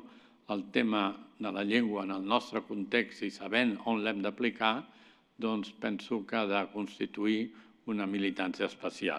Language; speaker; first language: Catalan; native; Catalan